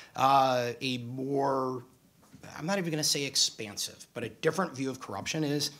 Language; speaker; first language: English; native; English